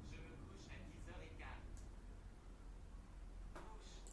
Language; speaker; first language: French; non-native, learner; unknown